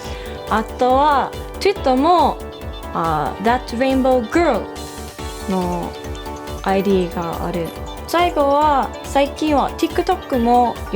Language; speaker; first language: Japanese; non-native, learner; English